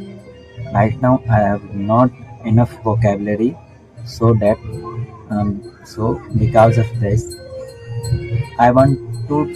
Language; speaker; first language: English; non-native, learner; Hindi